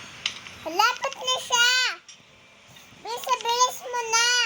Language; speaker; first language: Filipino; non-native, local second language; Cebuano